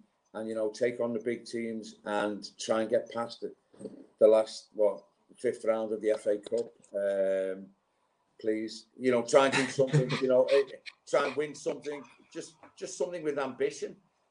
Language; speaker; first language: English; native; English